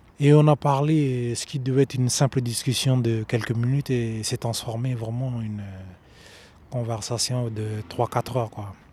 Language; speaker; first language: French; native; French